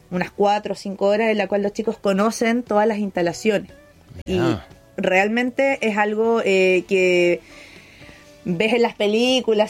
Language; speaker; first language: Spanish; native; Spanish